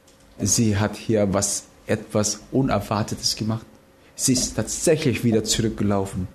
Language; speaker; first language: German; non-native, fluent; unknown